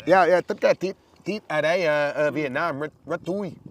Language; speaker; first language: Vietnamese; non-native, learner; English